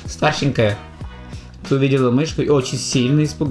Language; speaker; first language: Russian; native; Russian